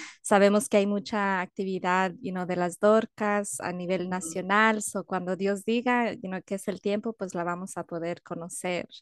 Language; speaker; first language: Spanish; early bilingual, heritage; Spanish